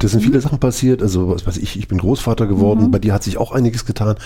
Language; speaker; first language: German; native; German